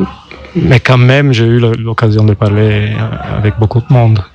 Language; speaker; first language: French; non-native, local second language; German